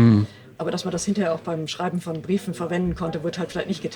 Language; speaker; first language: German; native; German